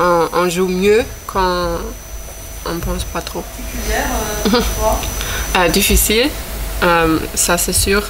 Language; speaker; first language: French; non-native, fluent; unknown